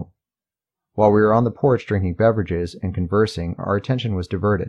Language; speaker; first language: English; native; English